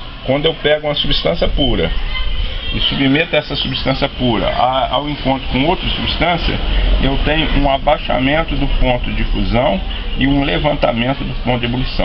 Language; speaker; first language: Portuguese; native; Portuguese